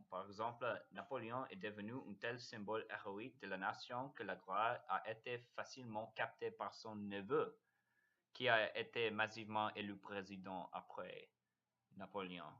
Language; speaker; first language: French; non-native, learner; English